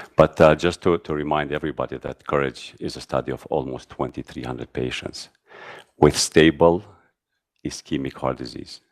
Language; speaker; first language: English; non-native, fluent; Albanian